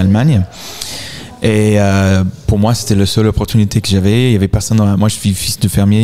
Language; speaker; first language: French; non-native, fluent; English